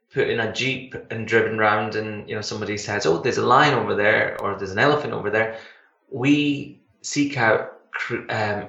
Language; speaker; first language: English; native; English